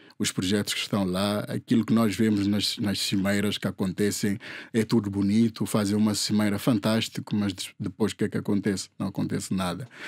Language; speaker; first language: Portuguese; non-native, local second language; Upper Guinea Crioulo